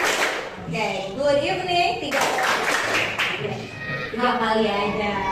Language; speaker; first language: Indonesian; native; Indonesian